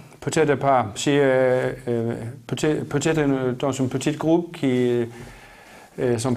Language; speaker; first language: French; non-native, learner; Danish